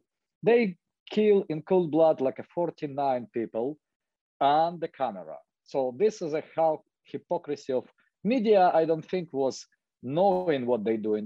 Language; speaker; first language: English; non-native, fluent; Ukrainian